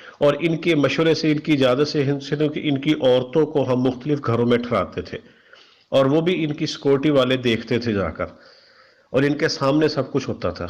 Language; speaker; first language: Urdu; non-native, local second language; Punjabi